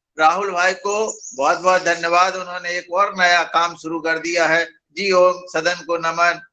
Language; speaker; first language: Hindi; native; Hindi